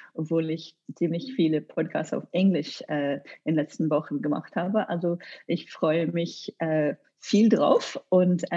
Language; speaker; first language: German; non-native, learner; English